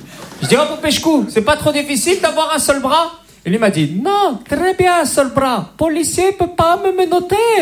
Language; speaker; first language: French; native; French